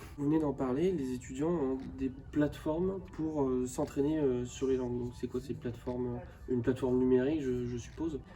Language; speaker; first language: French; native; French